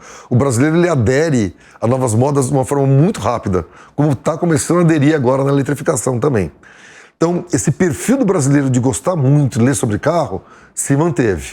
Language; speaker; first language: Portuguese; native; Portuguese